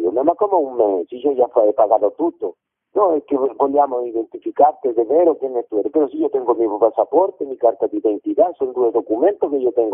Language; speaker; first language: Italian; non-native, learner; Spanish